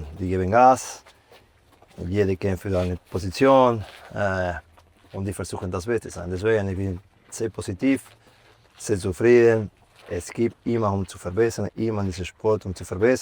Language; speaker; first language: German; non-native, fluent; Spanish